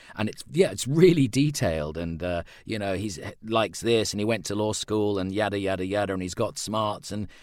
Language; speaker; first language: English; native; English